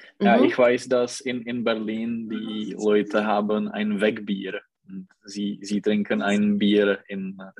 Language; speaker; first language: German; non-native, learner; Czech